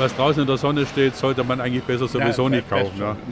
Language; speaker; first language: German; native; German